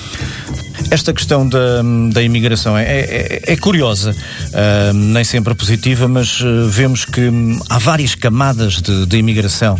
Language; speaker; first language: Portuguese; native; Portuguese